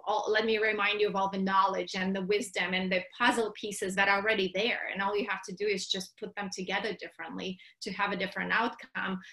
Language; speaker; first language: English; non-native, fluent; Russian